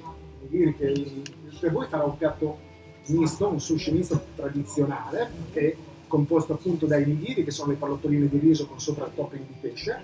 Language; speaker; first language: Italian; native; Italian